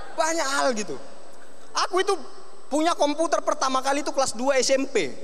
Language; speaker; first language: Indonesian; native; Indonesian